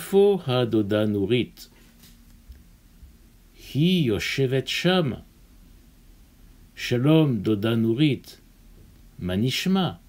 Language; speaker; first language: Hebrew; non-native, fluent; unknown